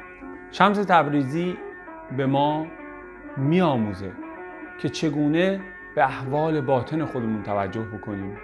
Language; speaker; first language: Persian; native; Persian